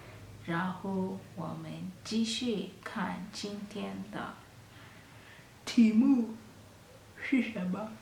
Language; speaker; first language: Chinese; non-native, fluent; Kalenjin